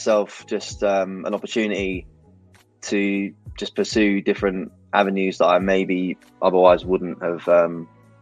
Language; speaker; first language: English; native; English